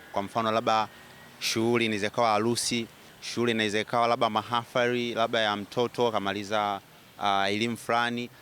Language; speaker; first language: Swahili; native; Swahili